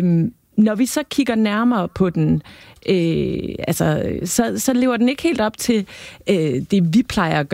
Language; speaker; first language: Danish; native; Danish